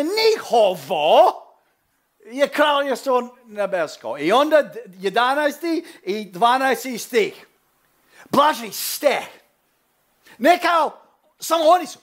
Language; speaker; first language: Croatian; early bilingual, heritage; Croatian